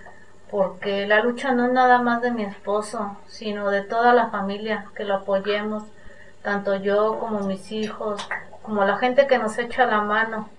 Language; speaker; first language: Spanish; native; Spanish